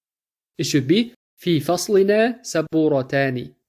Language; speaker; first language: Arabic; non-native, fluent; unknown